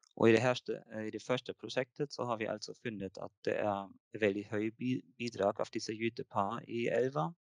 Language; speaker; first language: Norwegian; non-native, fluent; German